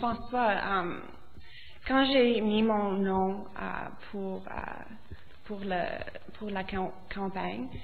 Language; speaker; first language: French; non-native, local second language; English